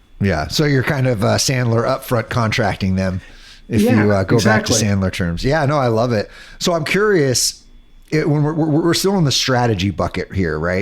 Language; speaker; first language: English; native; English